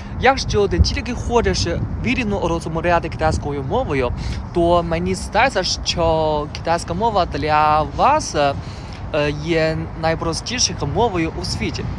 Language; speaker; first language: Ukrainian; non-native, learner; Chinese